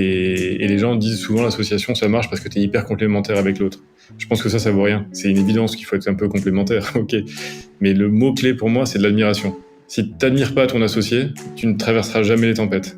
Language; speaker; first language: French; native; French